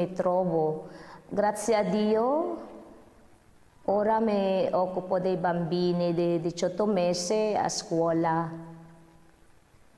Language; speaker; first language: Italian; non-native, fluent; Filipino